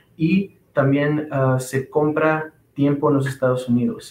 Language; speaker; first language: Spanish; early bilingual, heritage; Spanish